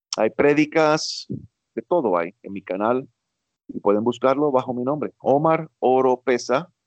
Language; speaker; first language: Spanish; early bilingual, heritage; Spanish